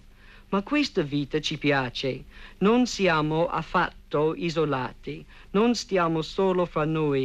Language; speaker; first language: Italian; non-native, fluent; English